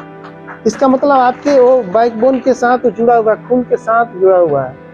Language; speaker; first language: Hindi; native; Hindi